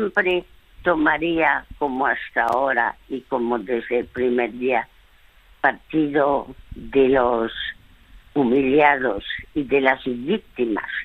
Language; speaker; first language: Spanish; early bilingual, other home language; French